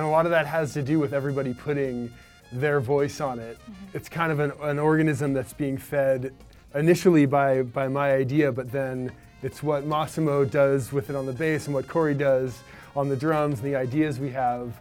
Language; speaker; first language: English; native; English